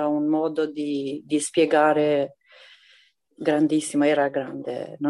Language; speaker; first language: Italian; non-native, fluent; Albanian